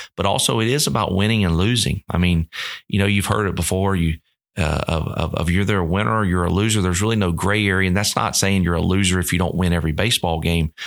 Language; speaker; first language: English; native; English